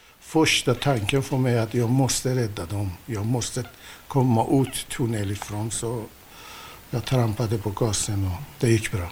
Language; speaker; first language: Swedish; non-native, fluent; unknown